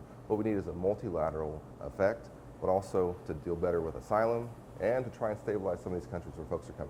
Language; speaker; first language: English; native; English